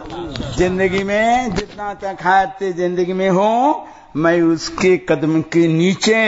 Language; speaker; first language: Hindi; non-native, learner; Bangla